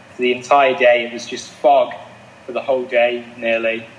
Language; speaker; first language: English; native; English